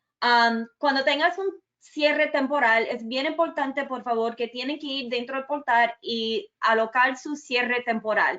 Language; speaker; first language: Spanish; early bilingual, other home language; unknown